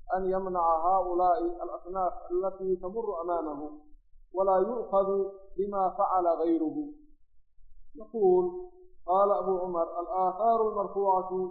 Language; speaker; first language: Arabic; non-native, local second language; Somali